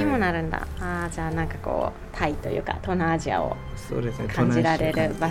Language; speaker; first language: Japanese; native; Japanese